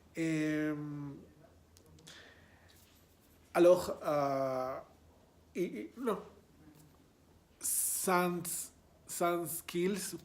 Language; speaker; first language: French; non-native, learner; Spanish